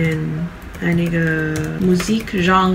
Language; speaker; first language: German; non-native, fluent; Vietnamese